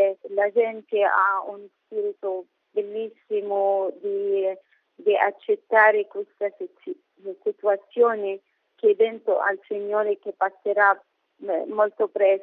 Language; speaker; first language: Italian; non-native, learner; Arabic